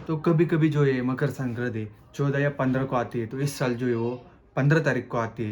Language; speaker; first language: Hindi; non-native, local second language; Marathi